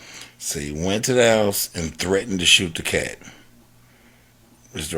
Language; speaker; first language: English; native; English